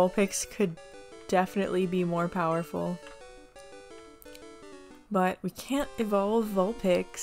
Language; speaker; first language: English; native; English